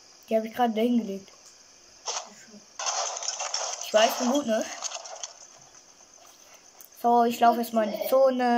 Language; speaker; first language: German; native; German